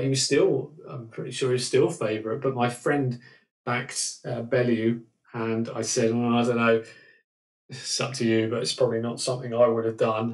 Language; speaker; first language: English; native; English